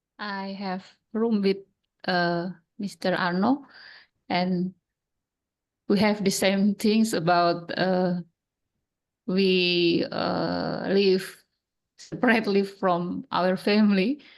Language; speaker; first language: English; non-native, learner; Indonesian